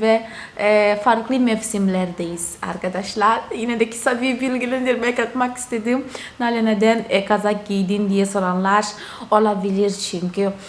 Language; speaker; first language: Turkish; non-native, fluent; Portuguese